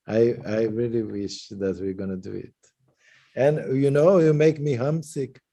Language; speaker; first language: English; non-native, fluent; Portuguese